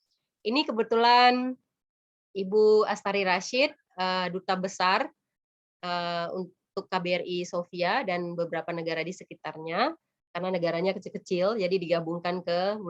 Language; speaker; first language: Indonesian; native; Indonesian